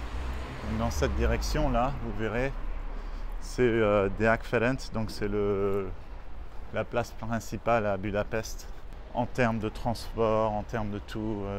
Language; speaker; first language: French; native; French